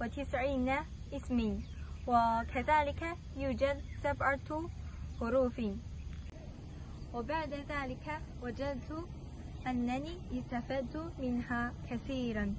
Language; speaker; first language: Arabic; non-native, learner; Chinese